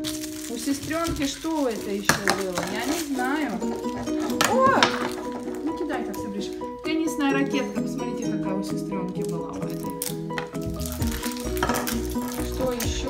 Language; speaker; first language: Russian; native; Russian